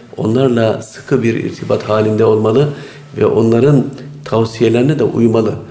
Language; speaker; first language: Turkish; native; Turkish